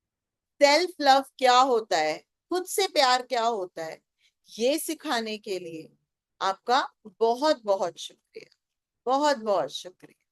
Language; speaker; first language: Hindi; native; Hindi